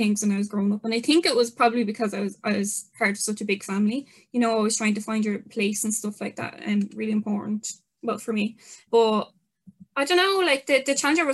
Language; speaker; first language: English; native; English